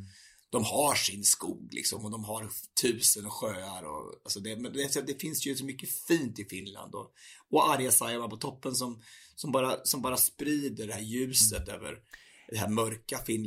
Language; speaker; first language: Swedish; native; Swedish